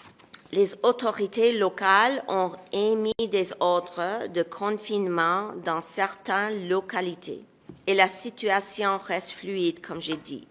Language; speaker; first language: French; non-native, local second language; English